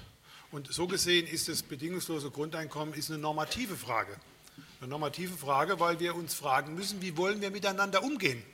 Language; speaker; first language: German; native; German